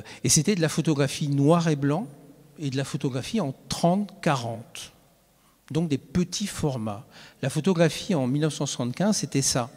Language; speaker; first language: French; native; French